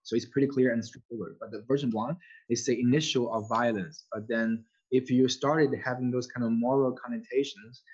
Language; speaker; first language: English; non-native, fluent; Chinese